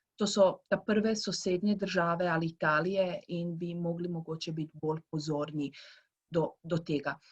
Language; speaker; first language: Slovenian; early bilingual, heritage; Croatian